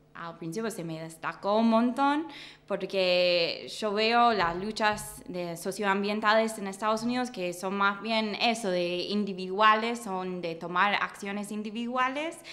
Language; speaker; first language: Spanish; non-native, fluent; English